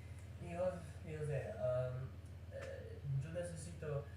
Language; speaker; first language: Spanish; non-native, learner; English